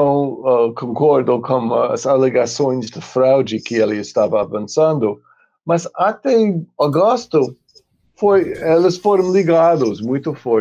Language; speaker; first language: Portuguese; non-native, fluent; English